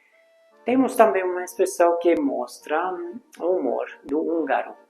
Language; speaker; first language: Portuguese; non-native, fluent; Hungarian